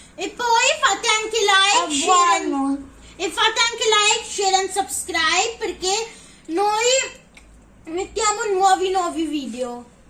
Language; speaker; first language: Italian; early bilingual, other home language; Urdu